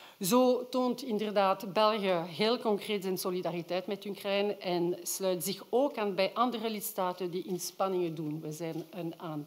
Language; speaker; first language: Dutch; non-native, local second language; French